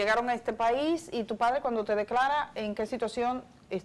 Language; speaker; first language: Spanish; native; Spanish